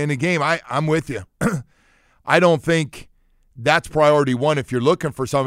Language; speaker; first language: English; native; English